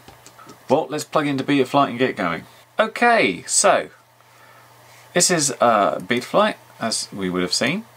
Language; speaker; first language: English; native; English